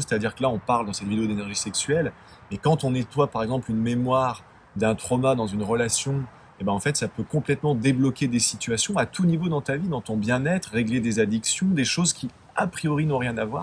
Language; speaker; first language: French; native; French